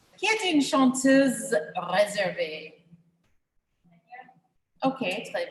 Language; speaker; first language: French; non-native, fluent; English